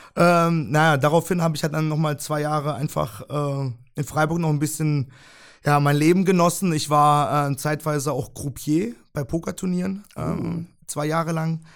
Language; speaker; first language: German; early bilingual, other home language; Russian